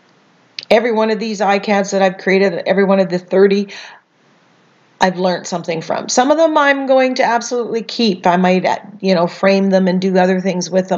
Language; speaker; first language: English; native; English